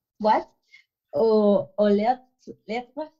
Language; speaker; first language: French; non-native, learner; Spanish